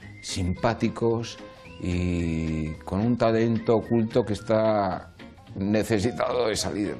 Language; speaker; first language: Spanish; native; Spanish